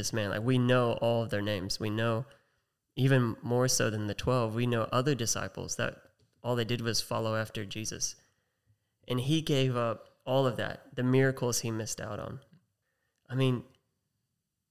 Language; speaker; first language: English; native; English